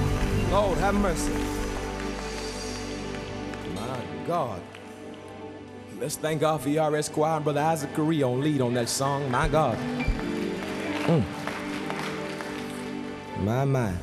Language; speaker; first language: English; native; English